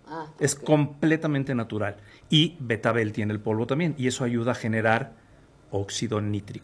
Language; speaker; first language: Spanish; native; Spanish